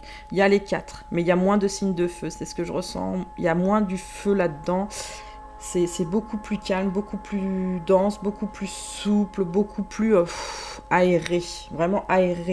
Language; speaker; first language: French; native; French